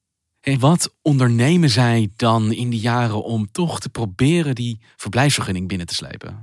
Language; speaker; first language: Dutch; native; Dutch